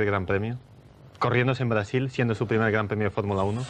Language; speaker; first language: Spanish; native; Spanish